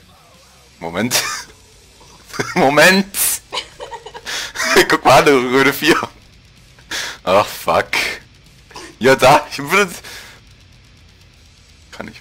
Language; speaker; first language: German; native; German